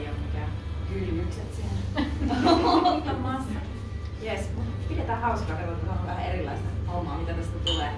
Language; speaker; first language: Finnish; native; Finnish